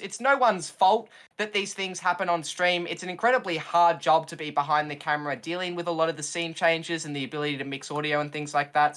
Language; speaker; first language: English; native; English